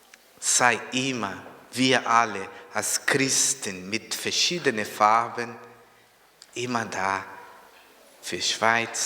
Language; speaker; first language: German; non-native, fluent; Portuguese